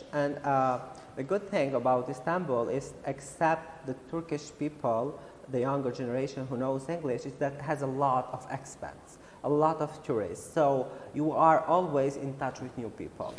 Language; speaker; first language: English; non-native, fluent; Albanian